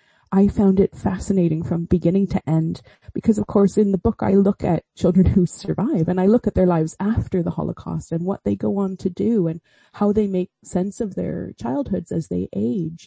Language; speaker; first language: English; native; English